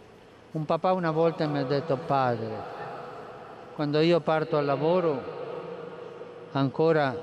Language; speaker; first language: Italian; non-native, fluent; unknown